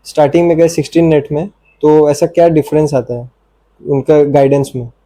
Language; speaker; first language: Hindi; non-native, local second language; Bangla